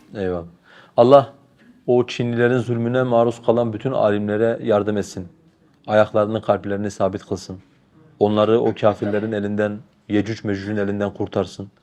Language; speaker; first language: Turkish; non-native, local second language; Kurdish